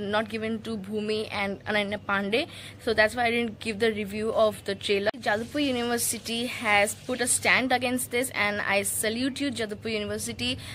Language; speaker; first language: English; non-native, local second language; Bangla